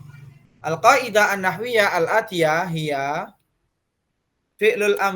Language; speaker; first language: Arabic; non-native, fluent; Indonesian